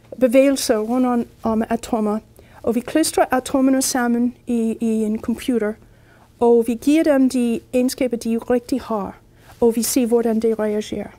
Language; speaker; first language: Danish; non-native, fluent; English